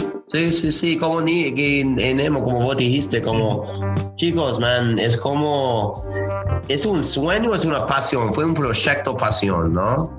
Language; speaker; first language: Spanish; non-native, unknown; English